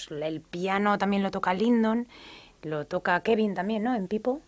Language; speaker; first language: Spanish; native; Spanish